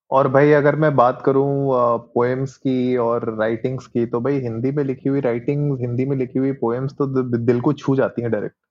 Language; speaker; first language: Hindi; native; Hindi